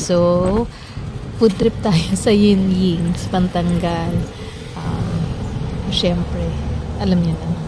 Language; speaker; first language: Filipino; native; Filipino